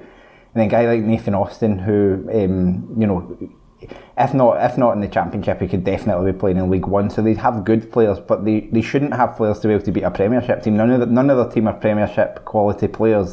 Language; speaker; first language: English; native; English